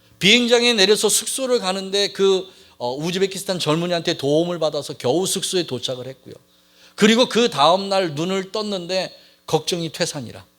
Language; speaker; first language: Korean; native; Korean